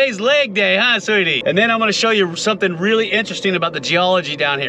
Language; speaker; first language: English; native; English